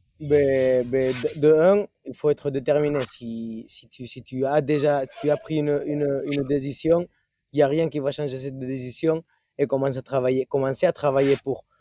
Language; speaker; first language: French; non-native, fluent; Spanish